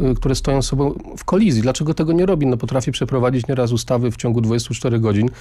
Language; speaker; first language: Polish; native; Polish